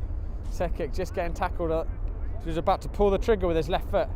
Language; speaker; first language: English; native; English